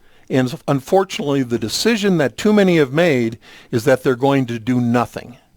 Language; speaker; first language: English; native; English